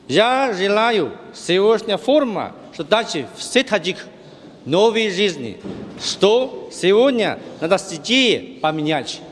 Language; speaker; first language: Russian; non-native, learner; Chinese